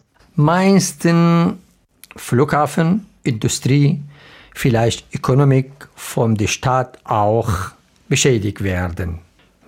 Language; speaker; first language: German; non-native, learner; Arabic